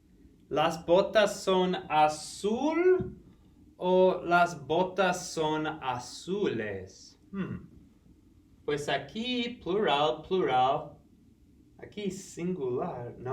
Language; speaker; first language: Spanish; non-native, fluent; English